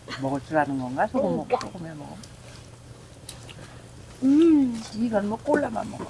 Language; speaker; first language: Korean; native; Korean